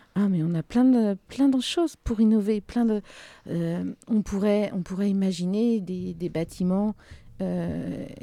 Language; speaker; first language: French; native; French